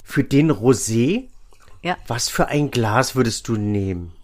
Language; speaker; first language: German; native; German